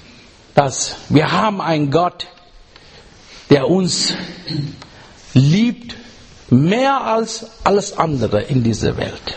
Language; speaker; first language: German; non-native, learner; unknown